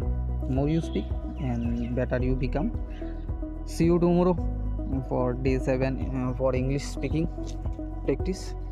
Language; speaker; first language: English; non-native, learner; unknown